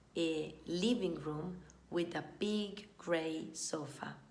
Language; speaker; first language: English; non-native, fluent; Italian